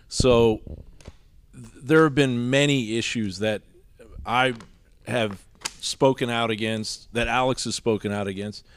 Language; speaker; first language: English; native; English